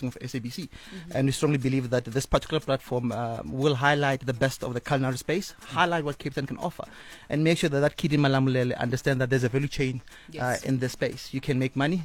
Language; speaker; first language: English; non-native, local second language; Tsonga